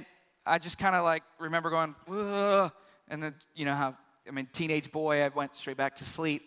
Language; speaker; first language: English; native; English